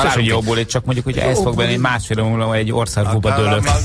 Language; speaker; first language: Hungarian; native; Hungarian